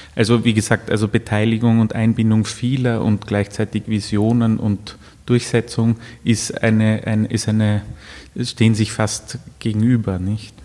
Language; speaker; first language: German; native; German